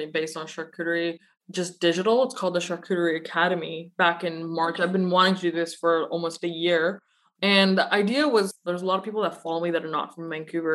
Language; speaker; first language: English; native; English